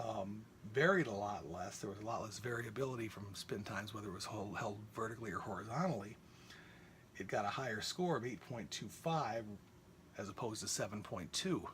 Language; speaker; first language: English; native; English